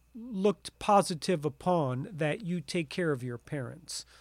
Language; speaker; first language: English; native; English